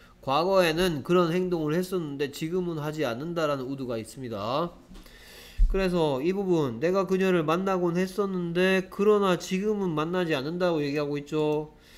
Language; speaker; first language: Korean; native; Korean